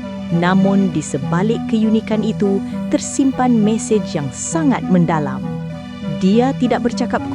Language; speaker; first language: Malay; native; Malay